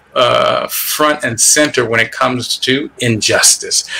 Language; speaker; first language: English; native; English